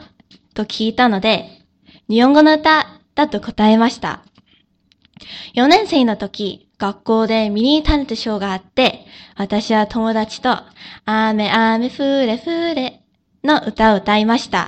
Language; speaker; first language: Japanese; non-native, learner; Korean